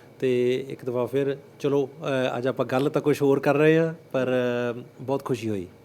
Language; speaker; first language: Punjabi; early bilingual, heritage; Punjabi